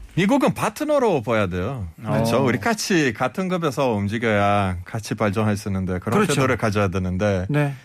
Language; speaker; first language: Korean; non-native, fluent; Portuguese